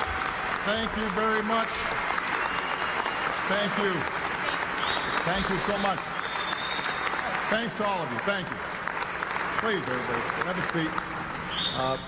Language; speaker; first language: English; native; English